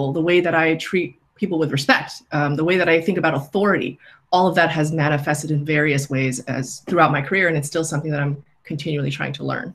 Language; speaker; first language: English; native; English